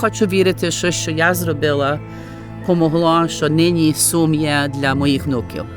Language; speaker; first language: Ukrainian; early bilingual, heritage; Ukrainian